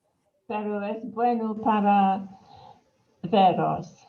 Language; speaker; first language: Spanish; non-native, fluent; English